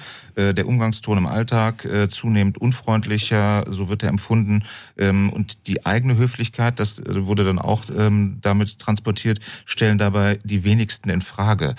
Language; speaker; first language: German; native; German